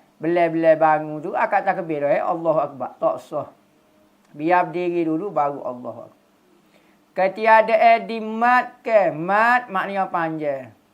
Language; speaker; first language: Malay; native; Malay